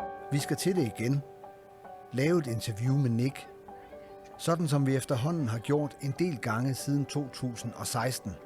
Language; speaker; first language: Danish; native; Danish